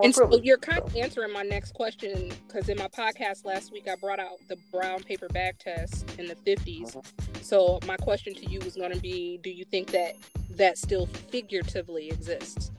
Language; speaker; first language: English; native; English